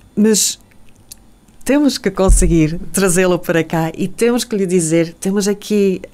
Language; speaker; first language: Portuguese; non-native, fluent; Dutch